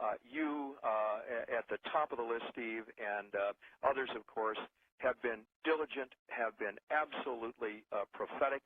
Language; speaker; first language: English; native; English